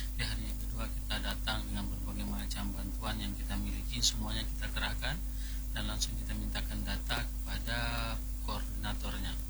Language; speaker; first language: Indonesian; non-native, local second language; Achinese